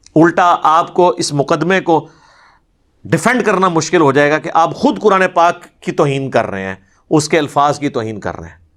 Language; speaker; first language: Urdu; non-native, local second language; Punjabi